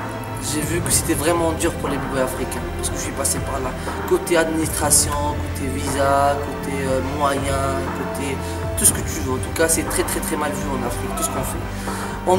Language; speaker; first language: French; non-native, local second language; Arabic